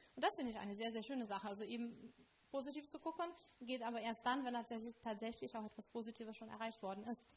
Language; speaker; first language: German; non-native, fluent; Lithuanian